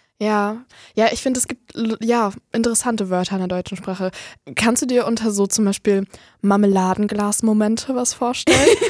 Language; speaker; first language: German; native; German